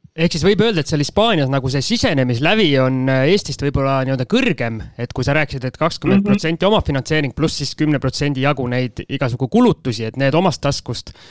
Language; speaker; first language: Estonian; native; Estonian